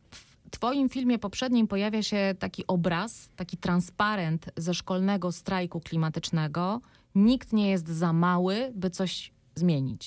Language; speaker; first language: Polish; native; Polish